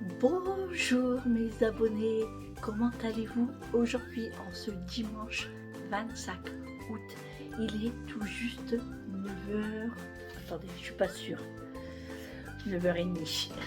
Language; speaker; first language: French; native; French